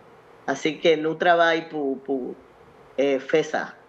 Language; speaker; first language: Haitian Creole; non-native, learner; Spanish